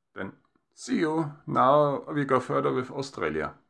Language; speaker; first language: English; non-native, fluent; German